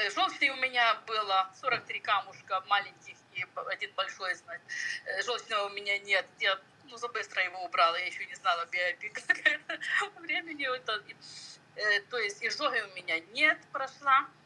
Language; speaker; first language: Russian; non-native, local second language; Ukrainian